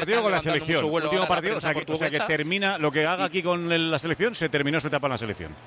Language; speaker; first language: Spanish; native; Spanish